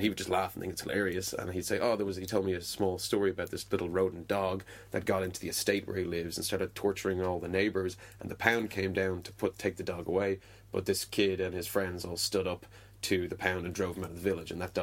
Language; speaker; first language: English; native; English